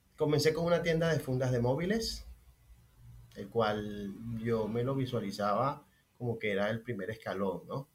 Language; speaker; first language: Spanish; native; Spanish